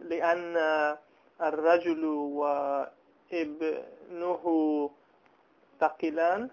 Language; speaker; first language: Arabic; non-native, learner; English